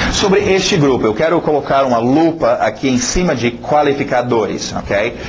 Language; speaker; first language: Portuguese; non-native, fluent; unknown